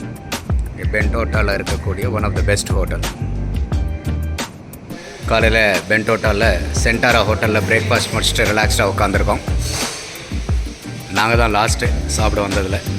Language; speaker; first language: Tamil; native; Tamil